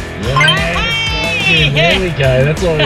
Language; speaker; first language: English; native; English